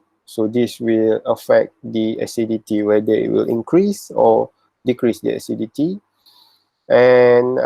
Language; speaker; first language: English; non-native, local second language; Malay